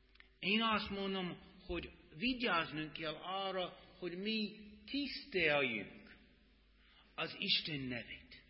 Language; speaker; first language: Hungarian; non-native, fluent; English